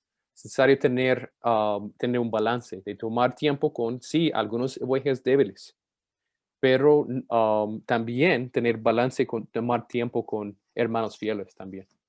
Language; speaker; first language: Spanish; non-native, fluent; English